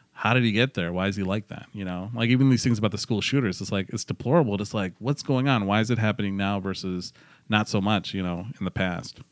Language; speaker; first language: English; early bilingual, other home language; Hindi